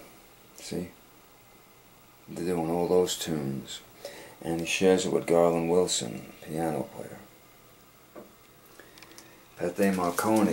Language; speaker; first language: English; native; English